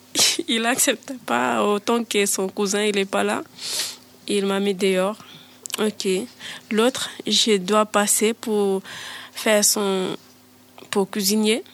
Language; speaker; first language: French; non-native, learner; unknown